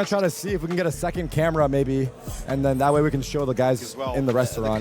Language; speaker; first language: English; native; English